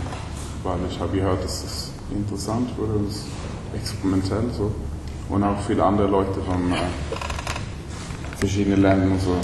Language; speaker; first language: German; non-native, learner; Swedish